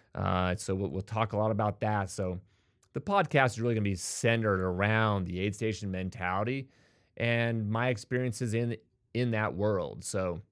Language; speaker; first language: English; native; English